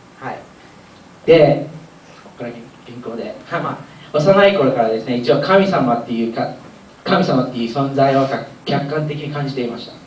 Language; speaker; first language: Japanese; early bilingual, other home language; Korean